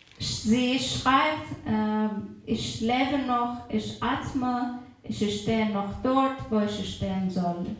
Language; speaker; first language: German; non-native, fluent; Persian